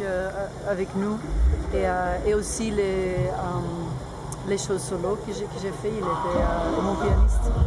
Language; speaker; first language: French; non-native, local second language; Dutch